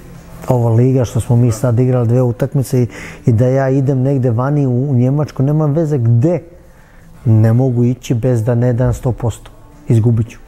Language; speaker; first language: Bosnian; early bilingual, heritage; Bosnian